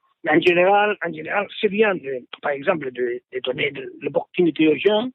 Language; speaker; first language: French; non-native, fluent; Spanish